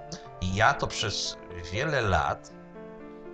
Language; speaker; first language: Polish; native; Polish